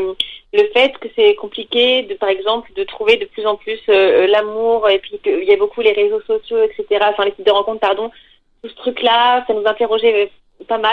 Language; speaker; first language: French; native; French